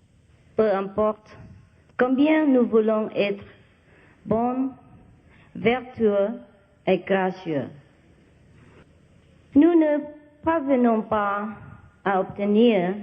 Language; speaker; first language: French; non-native, fluent; Vietnamese